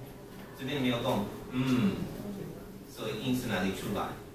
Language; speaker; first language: Chinese; non-native, learner; English